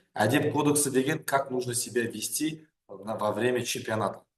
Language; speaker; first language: Russian; non-native, local second language; Kazakh